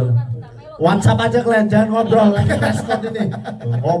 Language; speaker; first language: Indonesian; native; Indonesian